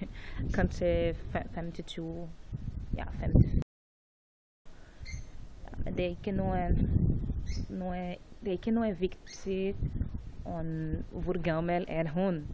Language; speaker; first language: Norwegian; non-native, learner; Portuguese